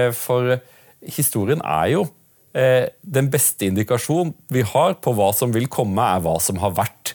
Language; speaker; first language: Norwegian; native; Norwegian